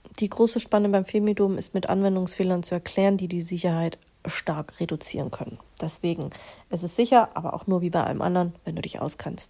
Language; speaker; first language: German; native; German